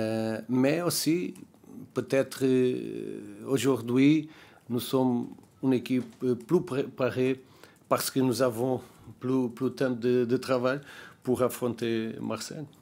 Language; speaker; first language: French; non-native, learner; Portuguese